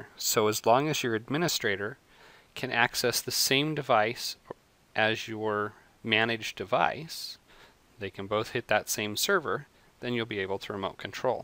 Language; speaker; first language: English; native; English